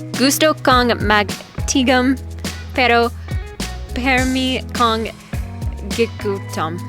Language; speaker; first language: Cebuano; non-native, learner; English